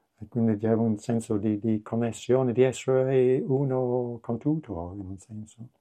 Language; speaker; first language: Italian; non-native, fluent; English